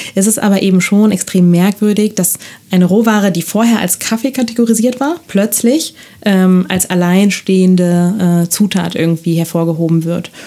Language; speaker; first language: German; non-native, fluent; Spanish